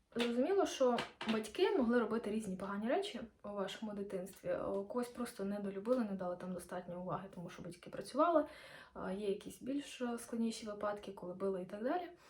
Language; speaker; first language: Ukrainian; non-native, local second language; Russian